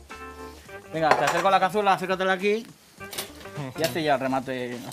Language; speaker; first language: Spanish; native; Spanish